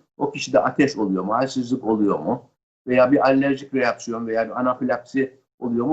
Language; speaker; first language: Turkish; native; Turkish